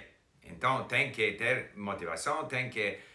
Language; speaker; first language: Portuguese; non-native, fluent; English